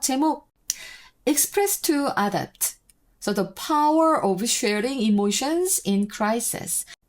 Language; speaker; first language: English; non-native, fluent; Korean